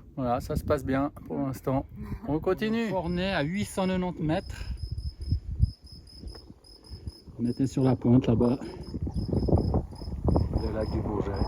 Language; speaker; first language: French; native; French